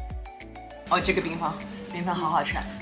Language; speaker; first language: Chinese; non-native, fluent; English